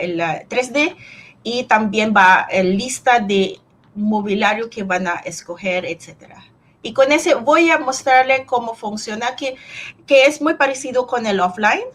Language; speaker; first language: Spanish; non-native, fluent; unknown